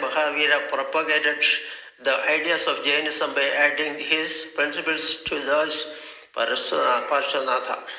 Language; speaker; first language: English; non-native, local second language; Malayalam